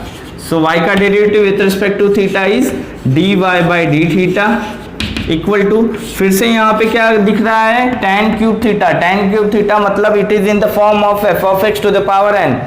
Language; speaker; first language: Hindi; native; Hindi